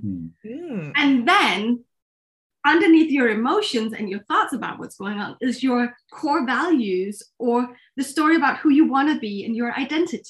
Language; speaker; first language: English; non-native, fluent; Danish